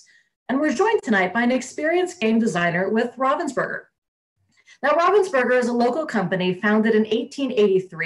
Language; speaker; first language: English; native; English